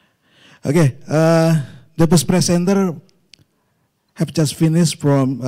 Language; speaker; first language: English; non-native, local second language; Indonesian